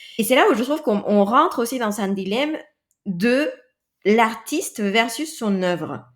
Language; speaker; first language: French; non-native, fluent; Spanish